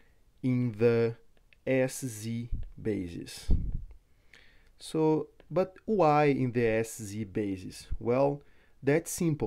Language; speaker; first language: English; non-native, fluent; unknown